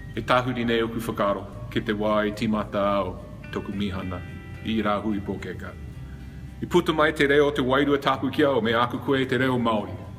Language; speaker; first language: Māori; non-native, fluent; English